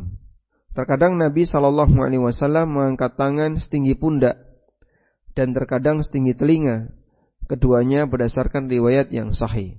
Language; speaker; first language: Indonesian; native; Indonesian